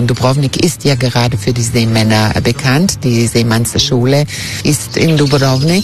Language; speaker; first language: German; non-native, fluent; Croatian